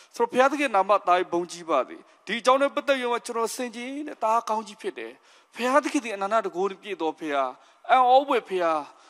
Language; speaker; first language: Burmese; non-native, local second language; S'gaw Karen